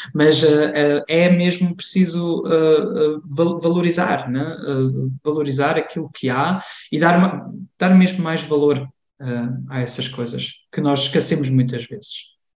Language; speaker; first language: Portuguese; early bilingual, heritage; Portuguese